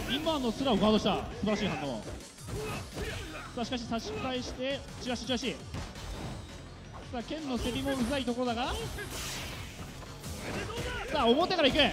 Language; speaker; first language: Japanese; native; Japanese